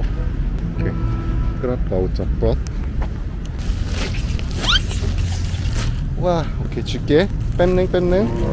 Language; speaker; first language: Thai; non-native, learner; Korean